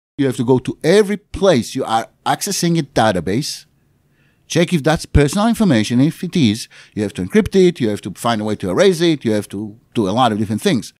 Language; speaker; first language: English; non-native, fluent; Hebrew